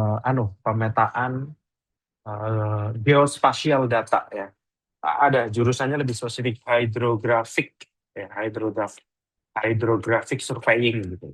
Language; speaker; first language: Indonesian; native; Indonesian